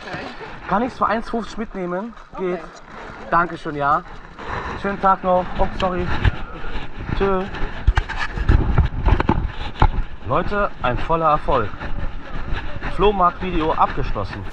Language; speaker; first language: German; non-native, learner; Turkish